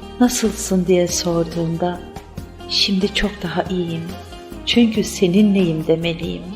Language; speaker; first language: Turkish; native; Turkish